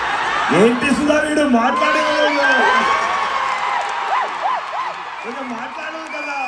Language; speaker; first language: Telugu; non-native, learner; Tamil